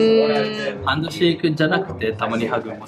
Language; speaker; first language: Japanese; early bilingual, other home language; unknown